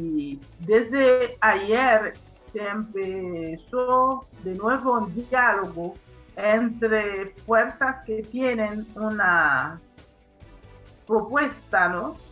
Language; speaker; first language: Spanish; non-native, fluent; Haitian Creole